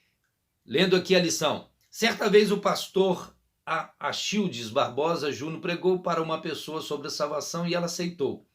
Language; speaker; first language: Portuguese; native; Portuguese